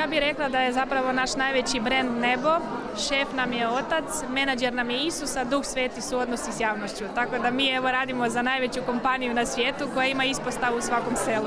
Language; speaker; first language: Croatian; native; Croatian